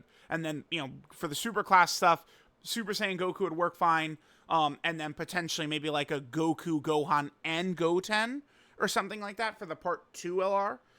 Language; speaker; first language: English; native; English